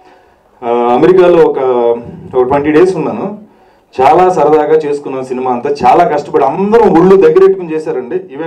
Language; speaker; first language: Telugu; native; Telugu